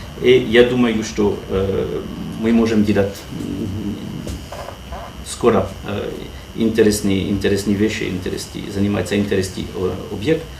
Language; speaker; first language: Russian; non-native, learner; French